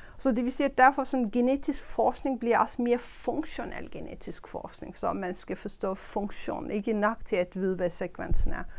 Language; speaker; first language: Danish; non-native, fluent; Turkish